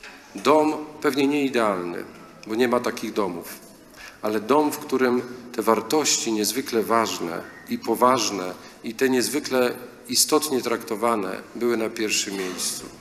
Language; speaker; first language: Polish; native; Polish